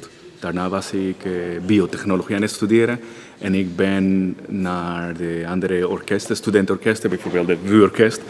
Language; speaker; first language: Dutch; non-native, fluent; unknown